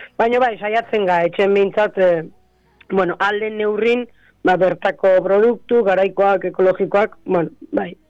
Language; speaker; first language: Basque; native; Basque